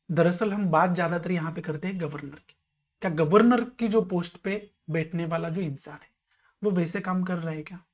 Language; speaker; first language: Hindi; non-native, local second language; Marathi